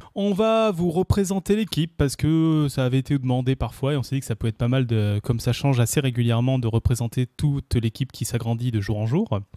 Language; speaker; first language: French; native; French